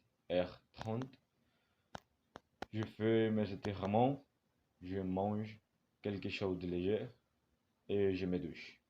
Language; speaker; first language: French; non-native, learner; Spanish